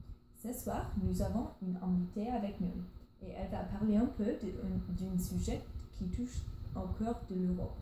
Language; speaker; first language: French; non-native, learner; English